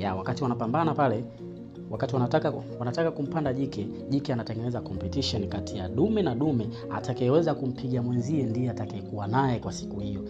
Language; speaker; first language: Swahili; native; Swahili